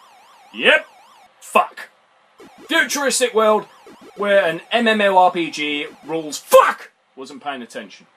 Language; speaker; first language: English; native; English